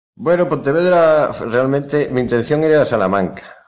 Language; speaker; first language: Spanish; native; Spanish